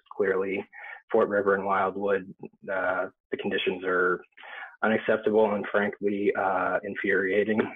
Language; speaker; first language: English; native; English